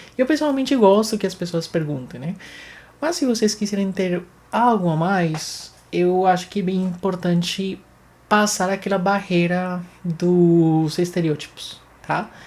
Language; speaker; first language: Portuguese; non-native, fluent; Spanish